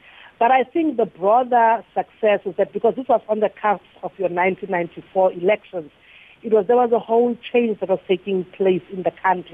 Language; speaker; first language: English; non-native, local second language; Tswana